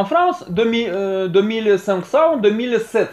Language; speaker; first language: French; non-native, learner; Russian